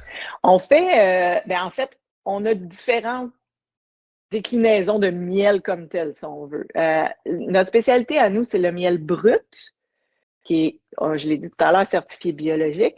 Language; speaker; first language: French; native; French